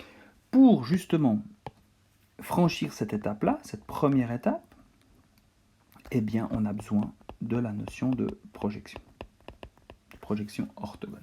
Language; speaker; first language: French; native; French